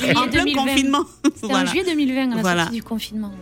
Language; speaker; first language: French; native; French